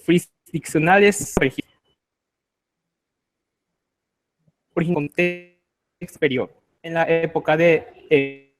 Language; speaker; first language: Spanish; non-native, learner; Japanese